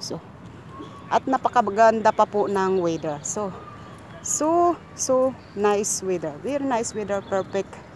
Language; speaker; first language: English; non-native, local second language; Filipino